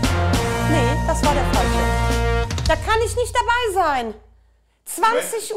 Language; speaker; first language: German; native; German